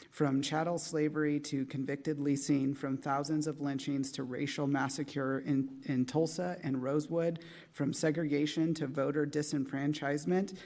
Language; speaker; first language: English; native; English